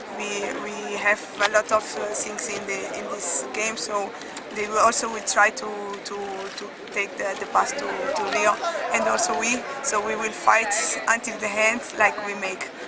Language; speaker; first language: English; non-native, learner; Portuguese